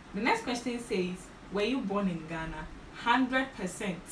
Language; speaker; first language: English; non-native, local second language; Akan